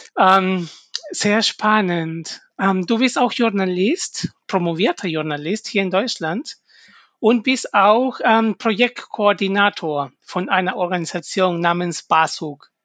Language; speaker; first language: German; non-native, fluent; Spanish